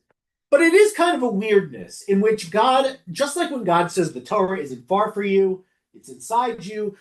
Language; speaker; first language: English; native; English